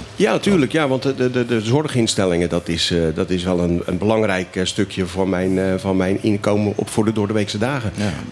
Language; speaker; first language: Dutch; native; Dutch